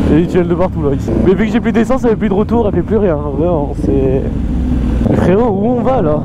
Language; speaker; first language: French; native; French